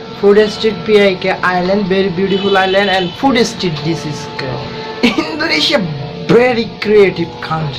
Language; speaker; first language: English; non-native, learner; Bangla